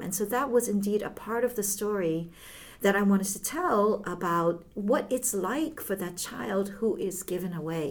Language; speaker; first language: English; early bilingual, other home language; Cantonese